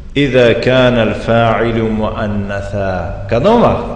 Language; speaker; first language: Persian; native; Persian